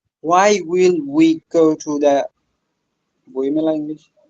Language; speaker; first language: English; non-native, local second language; Bangla